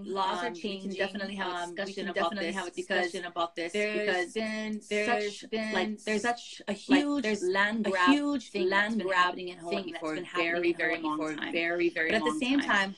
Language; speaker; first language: English; native; English